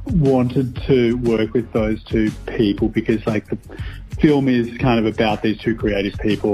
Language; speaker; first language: English; native; English